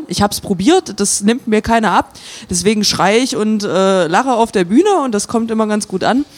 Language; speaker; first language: German; native; German